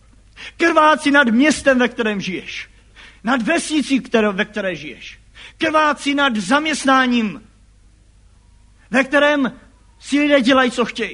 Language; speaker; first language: Czech; native; Czech